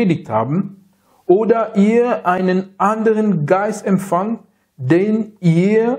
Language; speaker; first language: German; non-native, learner; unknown